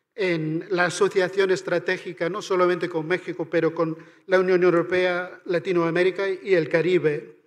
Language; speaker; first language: Spanish; non-native, fluent; Irish